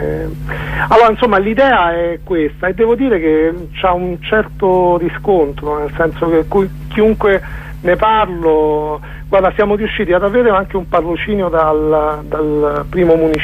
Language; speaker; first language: Italian; native; Italian